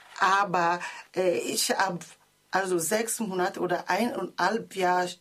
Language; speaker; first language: German; non-native, learner; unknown